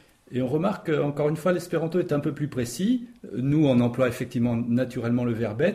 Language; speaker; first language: French; native; French